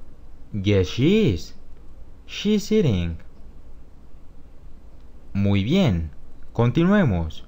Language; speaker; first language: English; non-native, fluent; Spanish